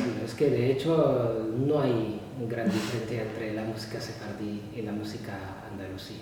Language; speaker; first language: Spanish; non-native, fluent; Arabic